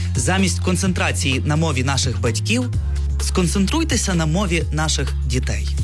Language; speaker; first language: Ukrainian; non-native, local second language; Russian